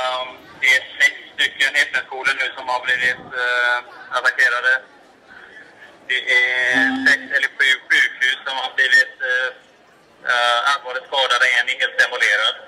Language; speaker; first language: Swedish; native; Swedish